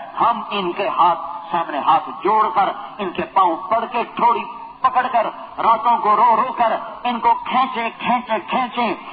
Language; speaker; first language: Urdu; non-native, local second language; Punjabi